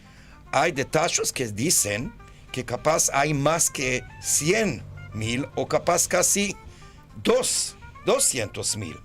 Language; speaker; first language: Spanish; non-native, fluent; Hebrew